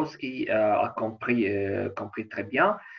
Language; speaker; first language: French; non-native, learner; Ukrainian